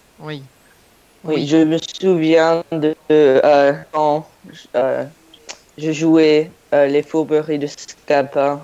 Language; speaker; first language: French; non-native, learner; English